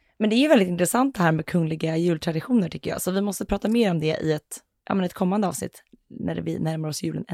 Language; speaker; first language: Swedish; native; Swedish